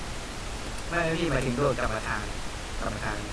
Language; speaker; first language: Thai; native; Thai